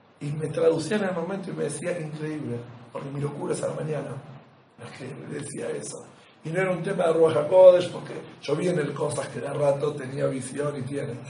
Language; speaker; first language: Spanish; native; Spanish